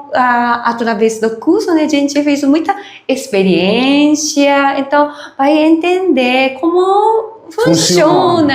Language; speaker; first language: Portuguese; non-native, learner; Japanese